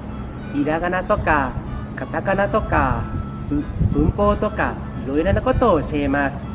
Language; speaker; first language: Japanese; non-native, learner; Thai